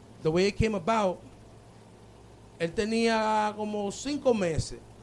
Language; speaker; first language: Spanish; early bilingual, heritage; Spanish